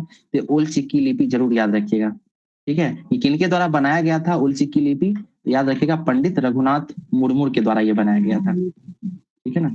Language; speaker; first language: Hindi; native; Hindi